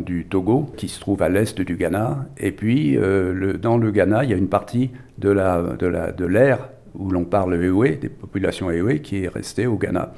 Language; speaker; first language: French; native; French